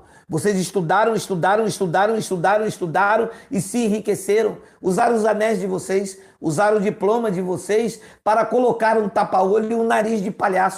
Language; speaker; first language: Portuguese; native; Portuguese